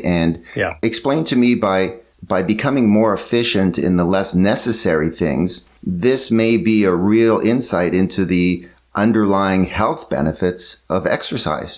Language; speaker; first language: English; native; English